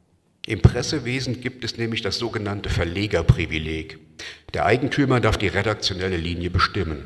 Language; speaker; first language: German; native; German